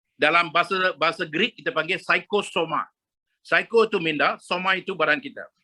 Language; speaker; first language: Malay; non-native, local second language; Tamil